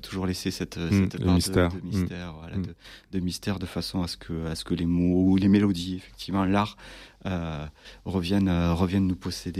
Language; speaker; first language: French; native; French